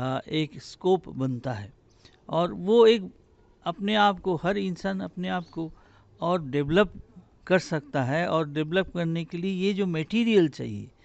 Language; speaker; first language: Hindi; native; Hindi